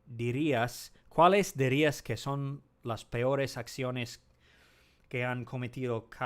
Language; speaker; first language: Spanish; non-native, learner; English